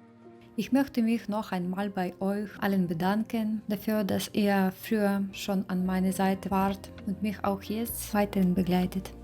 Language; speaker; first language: German; non-native, learner; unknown